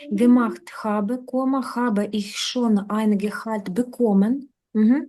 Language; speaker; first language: German; non-native, fluent; Ukrainian